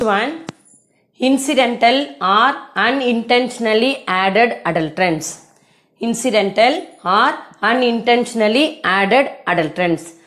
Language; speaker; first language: English; non-native, local second language; Tamil